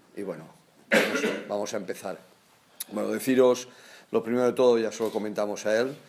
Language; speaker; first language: Spanish; non-native, local second language; Catalan